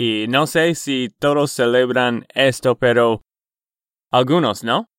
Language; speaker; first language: Spanish; non-native, learner; English